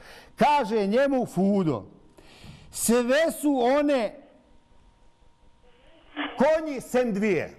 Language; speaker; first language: Bosnian; native; Bosnian